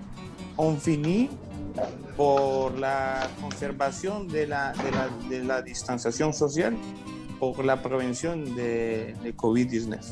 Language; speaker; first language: French; non-native, learner; Spanish